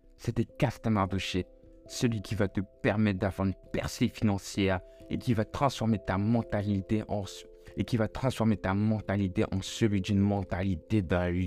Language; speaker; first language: French; native; French